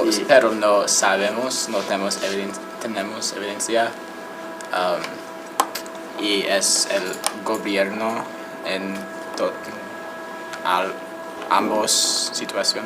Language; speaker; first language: Spanish; non-native, learner; English